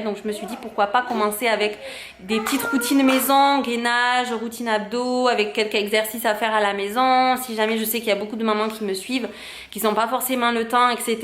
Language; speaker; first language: French; native; French